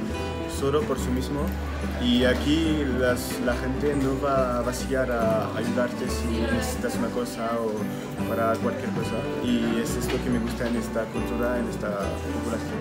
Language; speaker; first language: Spanish; non-native, learner; French